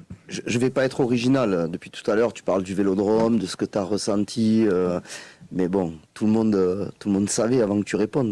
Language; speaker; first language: French; native; French